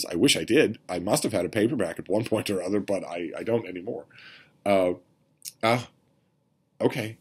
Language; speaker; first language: English; native; English